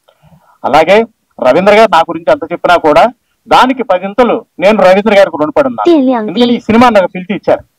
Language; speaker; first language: Telugu; native; Telugu